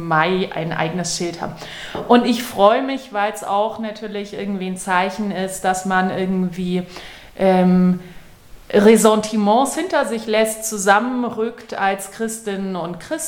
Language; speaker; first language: German; native; German